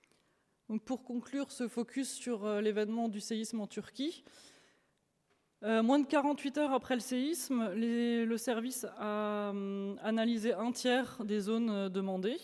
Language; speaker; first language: French; native; French